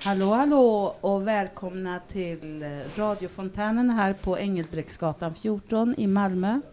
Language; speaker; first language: Swedish; early bilingual, other home language; Spanish